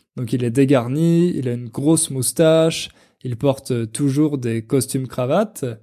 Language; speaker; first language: French; native; French